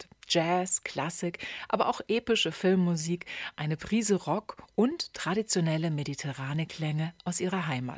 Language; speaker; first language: German; native; German